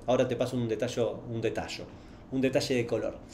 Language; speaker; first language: Spanish; native; Spanish